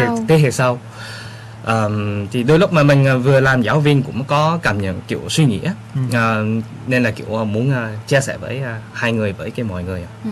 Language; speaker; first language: Vietnamese; early bilingual, heritage; Vietnamese